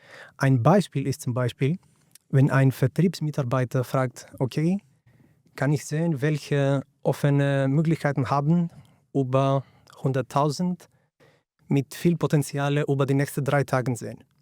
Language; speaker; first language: German; non-native, fluent; Greek